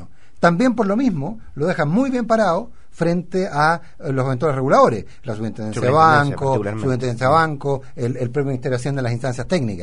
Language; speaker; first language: Spanish; native; Spanish